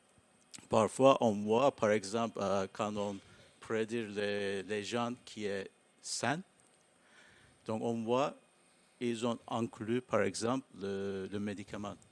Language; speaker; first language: French; non-native, learner; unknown